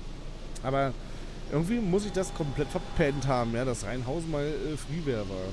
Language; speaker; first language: German; native; German